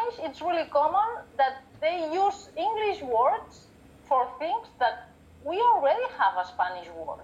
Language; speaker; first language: English; non-native, fluent; Catalan